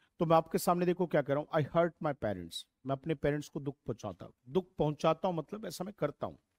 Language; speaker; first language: Hindi; native; Hindi